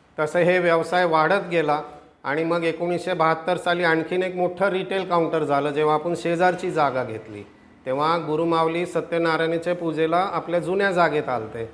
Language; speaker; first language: Marathi; non-native, local second language; Gujarati